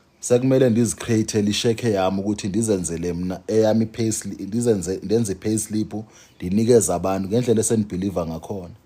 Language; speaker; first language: Zulu; non-native, local second language; Xhosa